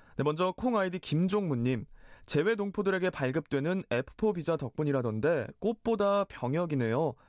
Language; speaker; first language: Korean; native; Korean